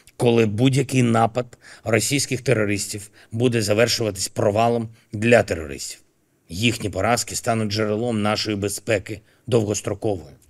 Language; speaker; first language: Ukrainian; non-native, local second language; Russian